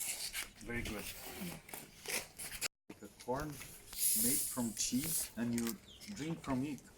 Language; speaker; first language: English; non-native, learner; Romanian